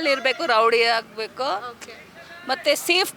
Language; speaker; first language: Kannada; non-native, learner; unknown